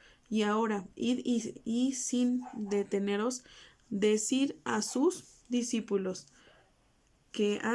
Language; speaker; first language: Spanish; native; Spanish